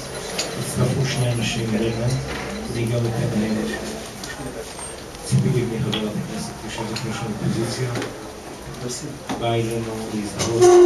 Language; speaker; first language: Hebrew; non-native, local second language; Arabic